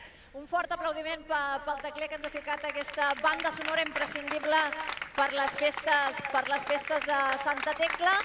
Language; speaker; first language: Catalan; native; Catalan